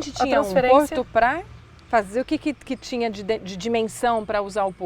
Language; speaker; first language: Portuguese; native; Portuguese